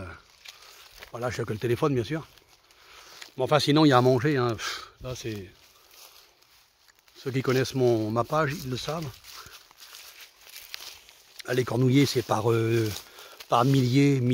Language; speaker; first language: French; native; French